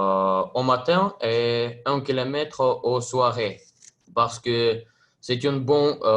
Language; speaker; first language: French; non-native, learner; Russian